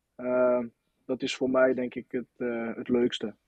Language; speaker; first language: Dutch; non-native, fluent; French